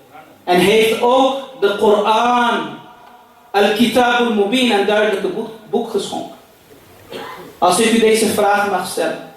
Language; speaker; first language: Dutch; early bilingual, other home language; Urdu